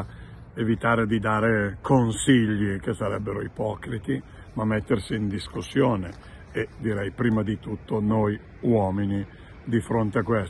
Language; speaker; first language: Italian; native; Italian